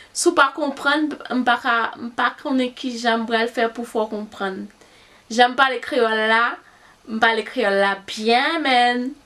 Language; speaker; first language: French; non-native, local second language; Haitian Creole